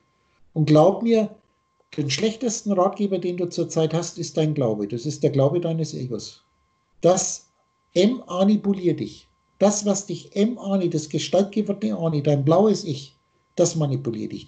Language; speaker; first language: German; native; German